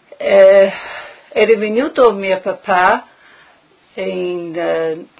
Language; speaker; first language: Italian; early bilingual, heritage; Italian